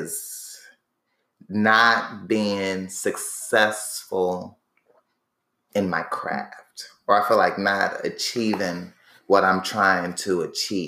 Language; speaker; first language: English; native; English